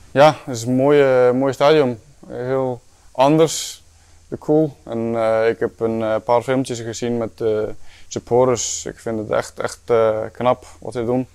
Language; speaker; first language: Dutch; non-native, fluent; Icelandic